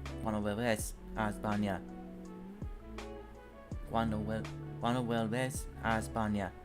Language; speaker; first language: Spanish; non-native, learner; English